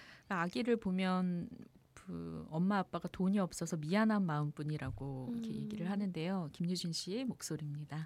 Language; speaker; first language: Korean; native; Korean